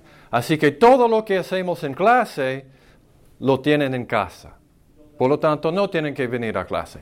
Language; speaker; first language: Spanish; non-native, fluent; English